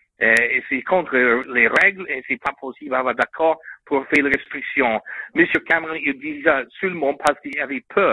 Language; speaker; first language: French; non-native, learner; English